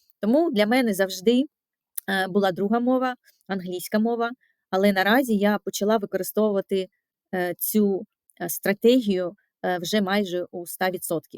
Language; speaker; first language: Ukrainian; non-native, local second language; Russian